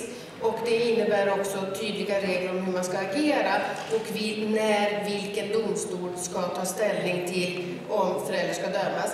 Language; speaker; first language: Swedish; native; Swedish